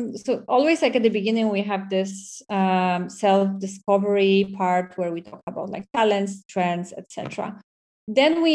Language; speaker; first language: English; non-native, fluent; Polish